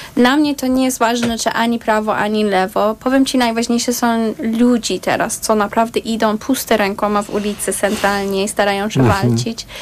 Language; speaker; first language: Polish; non-native, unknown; Persian